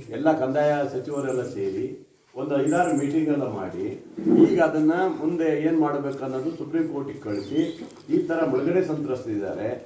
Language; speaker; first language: Kannada; native; Kannada